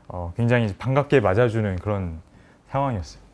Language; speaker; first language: Korean; native; Korean